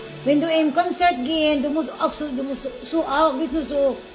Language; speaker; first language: German; non-native, learner; Cebuano